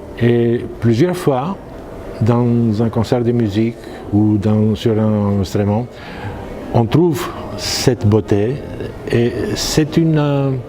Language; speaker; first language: French; non-native, fluent; Greek